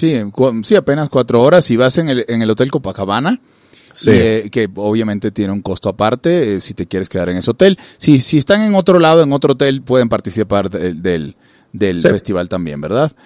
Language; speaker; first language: Spanish; native; Spanish